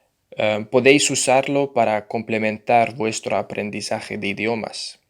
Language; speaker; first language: Spanish; non-native, fluent; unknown